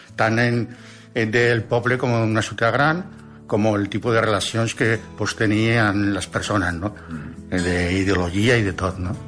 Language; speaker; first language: Catalan; non-native, local second language; Spanish